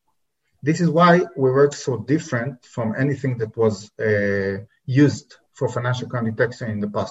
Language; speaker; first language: English; non-native, fluent; Hebrew